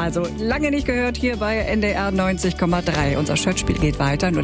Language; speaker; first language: German; native; German